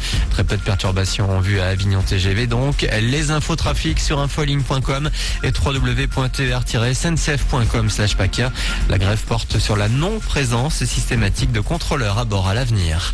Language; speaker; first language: French; native; French